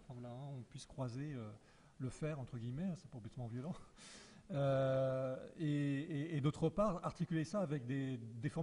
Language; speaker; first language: French; native; French